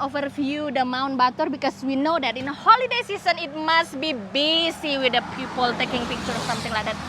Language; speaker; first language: English; non-native, learner; Indonesian